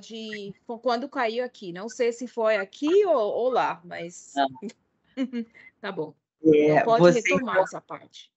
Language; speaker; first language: Portuguese; non-native, fluent; English